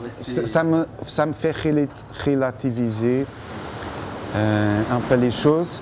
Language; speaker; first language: French; non-native, fluent; Portuguese